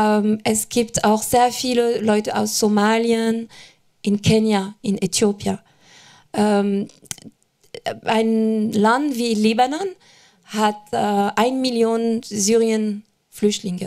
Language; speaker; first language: German; non-native, fluent; French